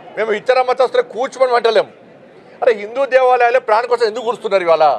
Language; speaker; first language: Telugu; native; Telugu